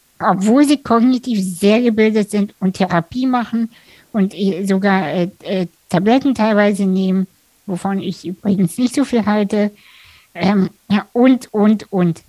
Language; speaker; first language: German; early bilingual, other home language; Russian